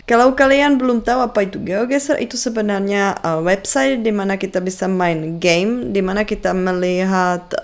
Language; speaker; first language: Indonesian; non-native, fluent; Czech